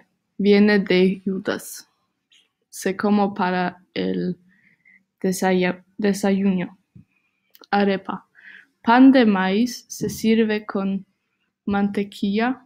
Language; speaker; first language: Spanish; non-native, learner; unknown